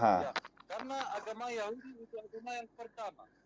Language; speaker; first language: Indonesian; non-native, fluent; Arabic